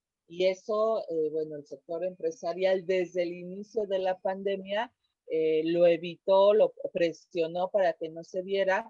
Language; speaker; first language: Spanish; native; Spanish